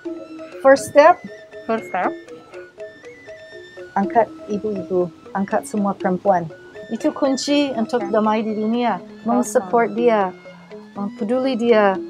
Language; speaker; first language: Indonesian; non-native, learner; English